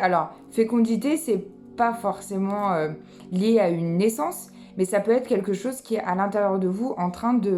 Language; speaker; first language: French; native; French